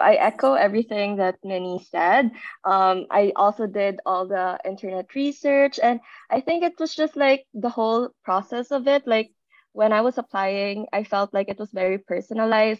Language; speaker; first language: English; non-native, local second language; Filipino